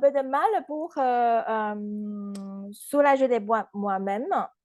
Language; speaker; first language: French; non-native, fluent; Chinese